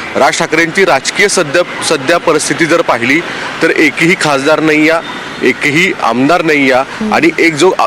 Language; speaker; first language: Marathi; native; Marathi